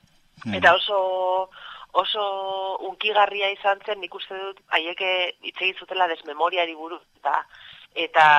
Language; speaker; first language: Basque; native; Basque